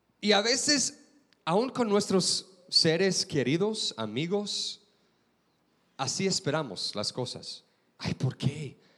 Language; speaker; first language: Spanish; non-native, fluent; English